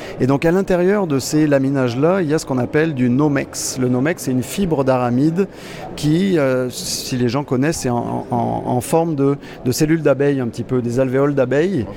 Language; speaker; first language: French; native; French